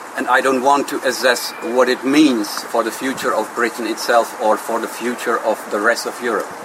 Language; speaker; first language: English; non-native, fluent; Czech